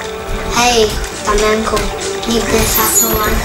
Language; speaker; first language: Polish; early bilingual, heritage; Polish